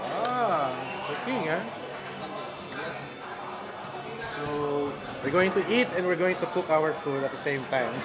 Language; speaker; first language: English; non-native, local second language; Filipino